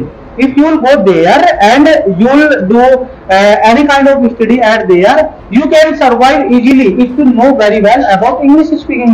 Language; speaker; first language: English; non-native, local second language; Hindi